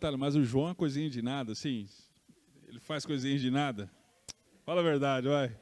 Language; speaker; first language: Portuguese; native; Portuguese